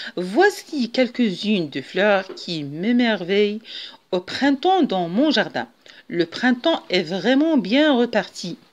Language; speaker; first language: French; non-native, local second language; Arabic